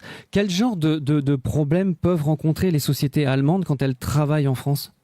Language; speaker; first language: French; native; French